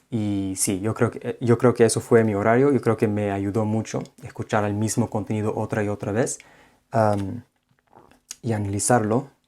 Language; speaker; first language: Spanish; non-native, fluent; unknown